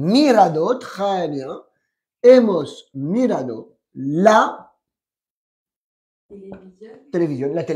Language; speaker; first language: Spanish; non-native, fluent; French